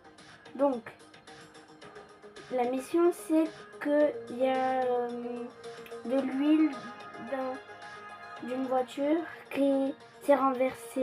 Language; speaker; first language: French; early bilingual, other home language; Polish